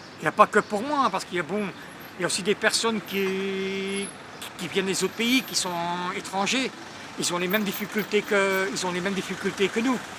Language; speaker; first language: French; native; French